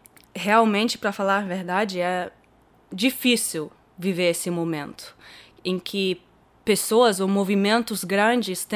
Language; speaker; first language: Portuguese; early bilingual, heritage; German